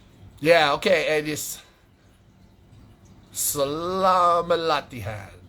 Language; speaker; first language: Indonesian; non-native, fluent; English